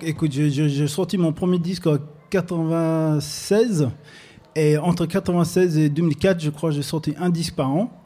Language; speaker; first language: French; non-native, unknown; English